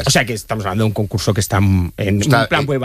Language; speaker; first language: Spanish; native; Spanish